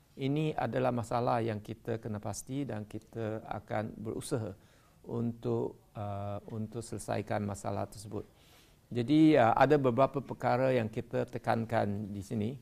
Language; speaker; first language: Malay; non-native, local second language; Chinese